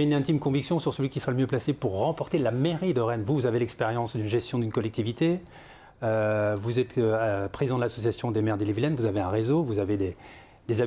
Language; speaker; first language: French; native; French